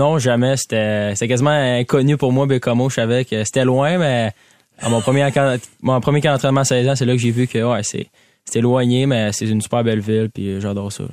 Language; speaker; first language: French; native; French